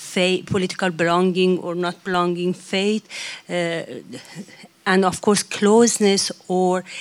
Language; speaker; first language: English; non-native, fluent; Persian